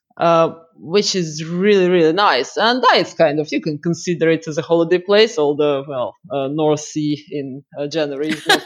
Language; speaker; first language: English; non-native, fluent; Russian